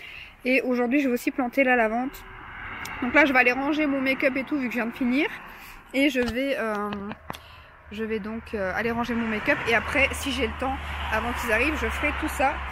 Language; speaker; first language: French; native; French